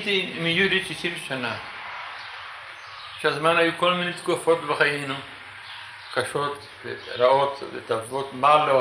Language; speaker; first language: Hebrew; non-native, fluent; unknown